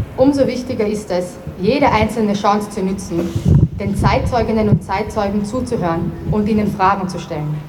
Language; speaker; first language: German; native; German